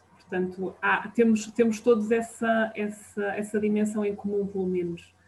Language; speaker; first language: Portuguese; native; Portuguese